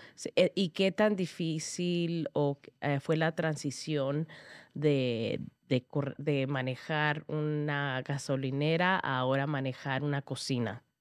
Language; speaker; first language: Spanish; early bilingual, heritage; Spanish